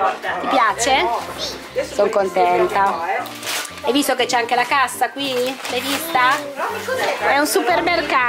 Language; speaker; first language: Italian; native; Italian